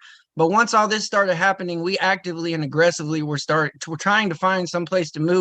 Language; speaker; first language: English; native; English